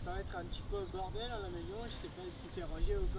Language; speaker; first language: French; non-native, learner; Persian